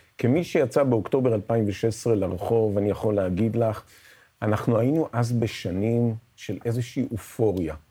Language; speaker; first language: Hebrew; native; Hebrew